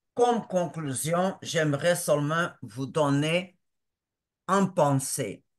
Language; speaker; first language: French; non-native, fluent; Portuguese